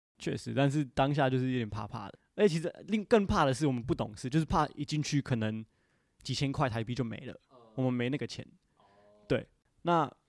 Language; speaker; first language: Chinese; early bilingual, other home language; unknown